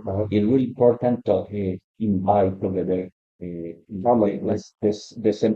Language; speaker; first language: English; non-native, learner; Spanish